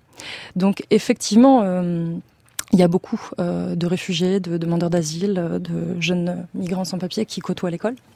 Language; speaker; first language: French; native; French